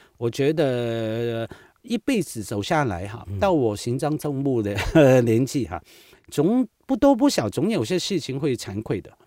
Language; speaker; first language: Chinese; non-native, local second language; Cantonese